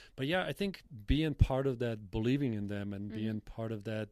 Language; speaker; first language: English; non-native, fluent; Polish